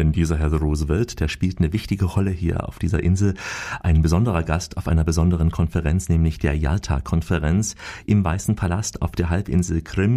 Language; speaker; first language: German; native; German